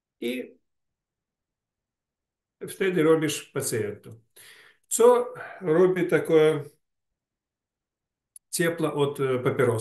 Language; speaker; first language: Polish; non-native, learner; Ukrainian